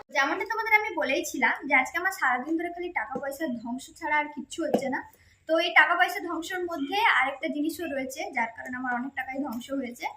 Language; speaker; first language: Bangla; native; Bangla